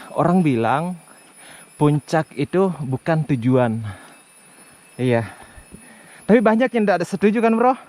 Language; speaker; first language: Indonesian; non-native, local second language; Buginese